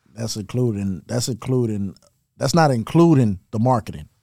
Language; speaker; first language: English; native; English